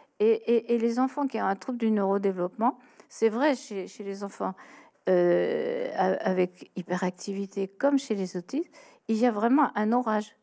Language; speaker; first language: French; native; French